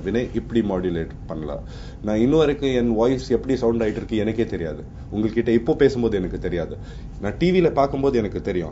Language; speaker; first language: Tamil; non-native, learner; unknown